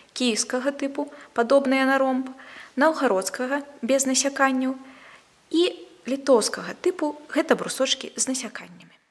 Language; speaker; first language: Belarusian; non-native, local second language; Russian